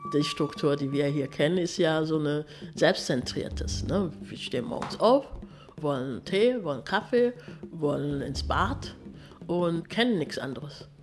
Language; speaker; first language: German; early bilingual, other home language; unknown